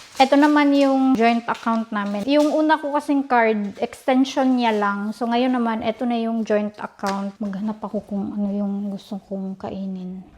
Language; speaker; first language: Filipino; non-native, local second language; Cebuano